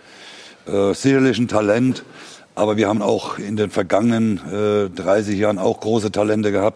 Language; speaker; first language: German; native; German